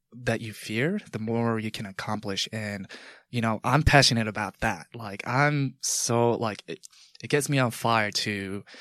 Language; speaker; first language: English; native; English